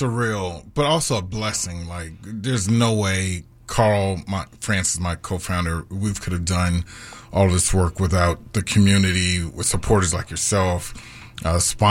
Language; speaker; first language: English; native; English